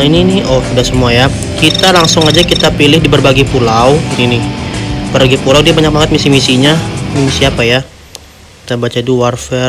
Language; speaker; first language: Indonesian; native; Indonesian